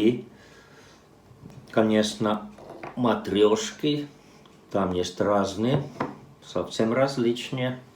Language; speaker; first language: Russian; non-native, fluent; Finnish